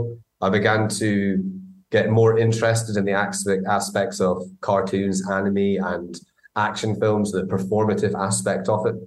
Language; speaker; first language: English; native; English